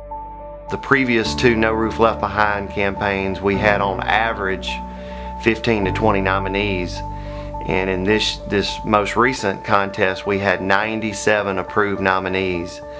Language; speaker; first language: English; native; English